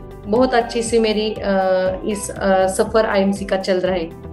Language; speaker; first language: Hindi; native; Hindi